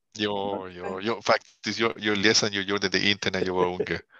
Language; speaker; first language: Swedish; non-native, learner; Spanish